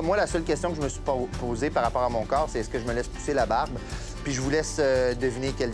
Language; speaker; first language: French; native; French